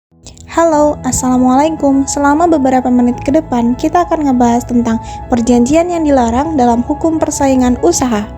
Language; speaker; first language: Indonesian; native; Indonesian